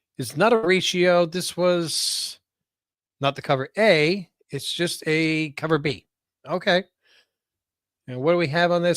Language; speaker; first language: English; native; English